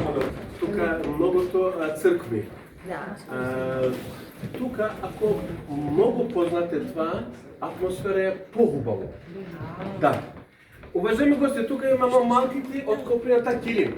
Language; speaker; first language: Bulgarian; non-native, learner; Serbian